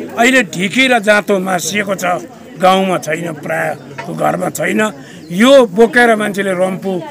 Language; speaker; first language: Nepali; native; Nepali